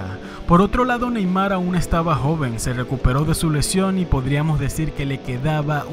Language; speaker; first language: Spanish; native; Spanish